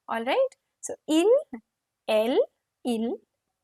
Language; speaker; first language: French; non-native, fluent; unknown